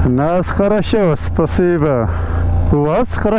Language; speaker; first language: Russian; non-native, learner; Urdu